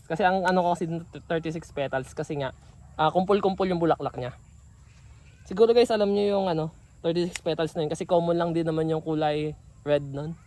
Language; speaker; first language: Filipino; native; Filipino